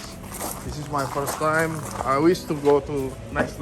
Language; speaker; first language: English; non-native, learner; Indonesian